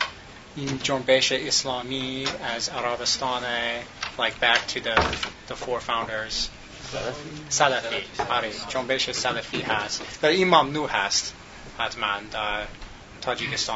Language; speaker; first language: Tajik; non-native, learner; English